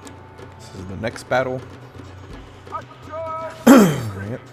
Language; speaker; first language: English; native; English